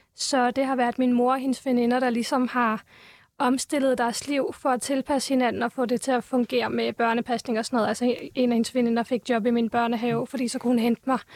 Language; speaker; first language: Danish; early bilingual, other home language; Turkish